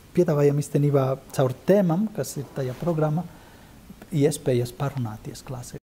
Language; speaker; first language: Latvian; non-native, fluent; Spanish